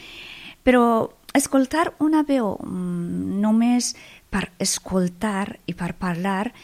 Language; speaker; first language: Catalan; non-native, fluent; Persian